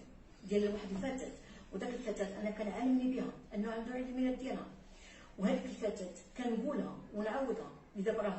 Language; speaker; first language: Arabic; native; Arabic